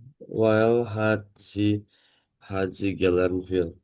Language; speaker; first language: German; non-native, learner; Indonesian